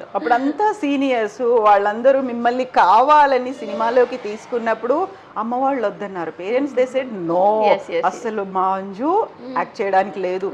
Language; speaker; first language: Telugu; native; Telugu